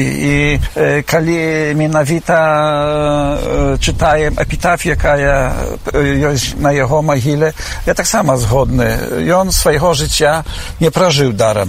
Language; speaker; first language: Belarusian; early bilingual, heritage; Belarusian